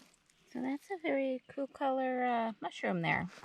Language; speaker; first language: English; native; English